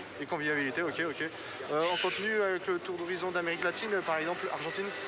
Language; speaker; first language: French; native; French